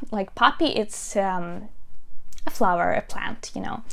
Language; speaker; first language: English; non-native, fluent; Ukrainian